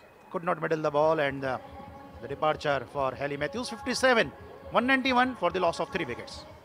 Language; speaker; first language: English; non-native, local second language; Urdu